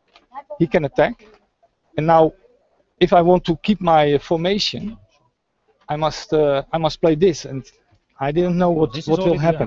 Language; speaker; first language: English; non-native, fluent; Dutch